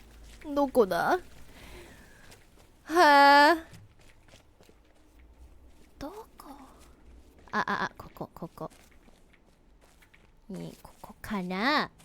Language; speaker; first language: Japanese; non-native, learner; English